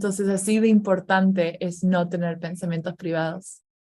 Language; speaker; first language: Spanish; native; Spanish